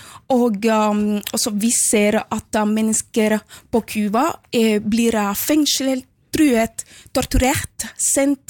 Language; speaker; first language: Norwegian; non-native, fluent; Spanish